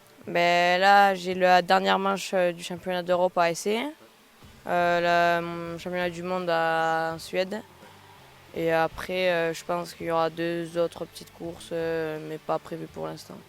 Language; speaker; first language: French; native; French